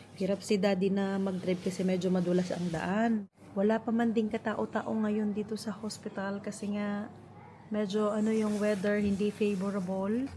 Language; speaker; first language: Filipino; non-native, local second language; Pampanga